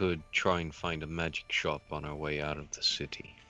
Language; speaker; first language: English; native; English